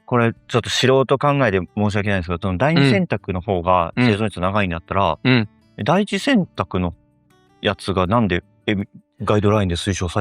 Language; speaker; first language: Japanese; native; Japanese